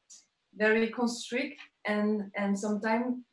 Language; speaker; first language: English; non-native, learner; French